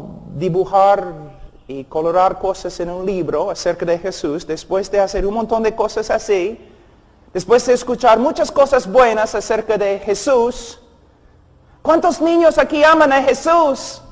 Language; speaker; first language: Spanish; non-native, fluent; English